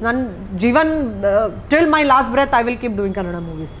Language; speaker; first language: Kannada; non-native, local second language; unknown